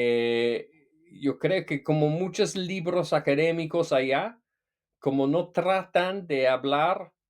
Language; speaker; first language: Spanish; non-native, fluent; English